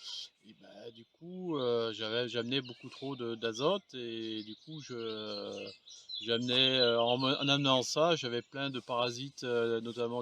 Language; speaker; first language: French; native; French